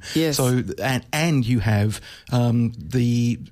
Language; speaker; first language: English; native; English